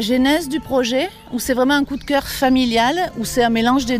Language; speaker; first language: French; native; French